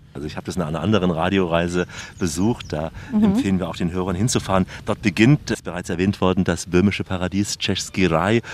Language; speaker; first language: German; native; German